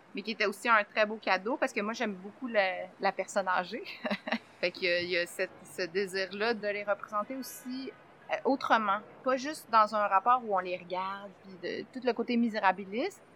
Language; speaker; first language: French; native; French